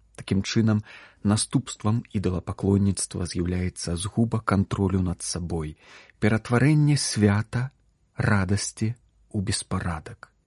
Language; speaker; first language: Belarusian; native; Belarusian